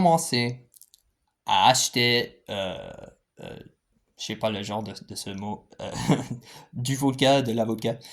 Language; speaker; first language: French; non-native, fluent; English